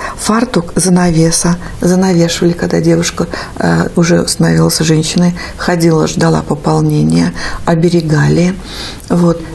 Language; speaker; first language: Russian; native; Russian